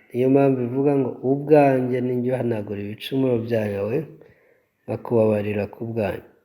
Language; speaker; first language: Kinyarwanda; native; Kinyarwanda